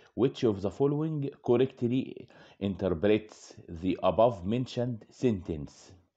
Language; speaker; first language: English; non-native, fluent; Arabic